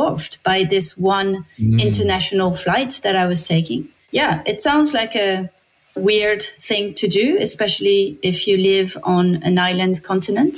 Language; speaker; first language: English; non-native, fluent; French